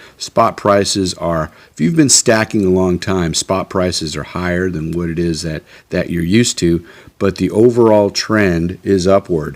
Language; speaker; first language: English; native; English